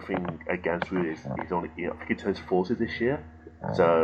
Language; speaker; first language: English; native; English